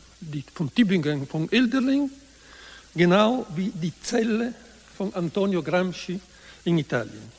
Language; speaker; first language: German; non-native, learner; Italian